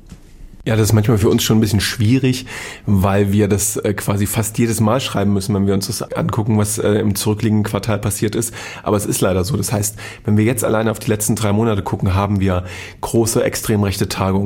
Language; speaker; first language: German; native; German